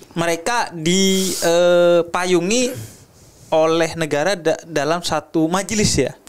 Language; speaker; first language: Indonesian; native; Indonesian